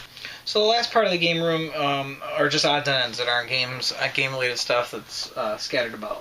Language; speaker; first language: English; native; English